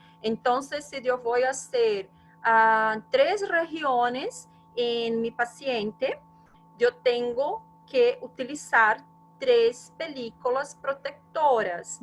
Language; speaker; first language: Spanish; non-native, fluent; Portuguese